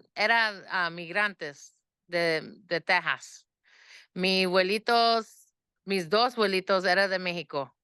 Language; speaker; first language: Spanish; early bilingual, heritage; Spanish